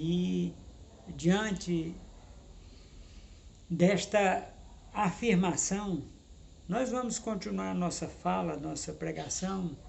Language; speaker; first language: Portuguese; native; Portuguese